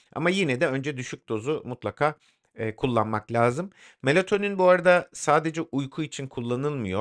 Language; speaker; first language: Turkish; native; Turkish